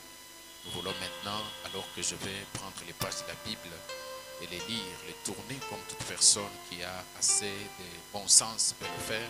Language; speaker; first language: French; non-native, local second language; Swahili